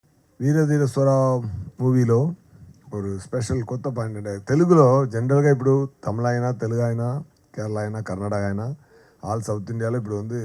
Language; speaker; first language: Telugu; non-native, local second language; Tamil